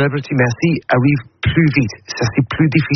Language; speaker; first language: French; non-native, learner; English